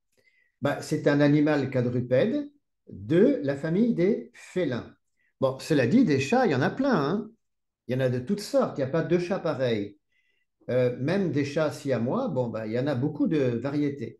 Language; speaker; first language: French; native; French